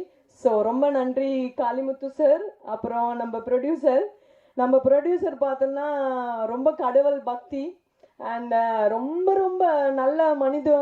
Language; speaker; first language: Tamil; non-native, fluent; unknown